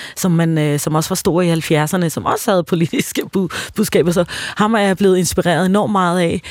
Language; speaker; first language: Danish; non-native, fluent; Swahili